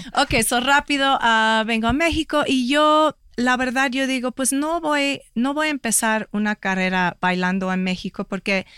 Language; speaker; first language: Spanish; early bilingual, heritage; Spanish